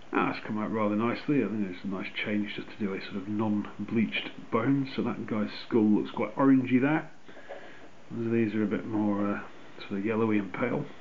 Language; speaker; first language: English; native; English